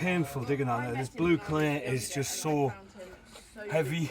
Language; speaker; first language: English; native; English